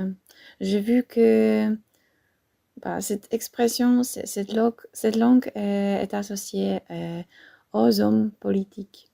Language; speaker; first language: French; non-native, fluent; Polish